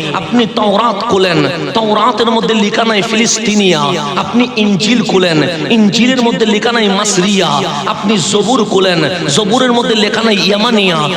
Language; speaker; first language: Bangla; non-native, local second language; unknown